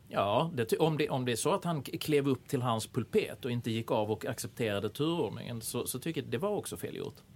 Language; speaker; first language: Swedish; native; Swedish